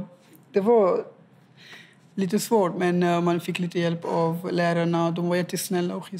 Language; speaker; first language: Swedish; non-native, fluent; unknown